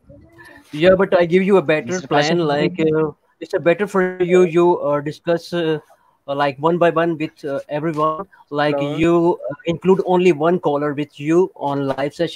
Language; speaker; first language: English; non-native, fluent; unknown